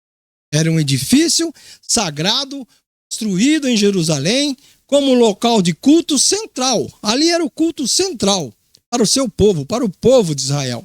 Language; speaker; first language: Portuguese; native; Portuguese